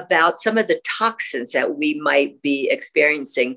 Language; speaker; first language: English; native; English